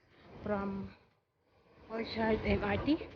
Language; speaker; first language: English; non-native, local second language; Filipino